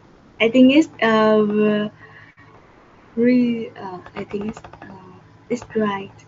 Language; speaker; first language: English; non-native, learner; Vietnamese